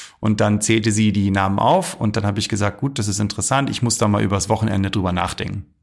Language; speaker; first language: German; early bilingual, other home language; Arabic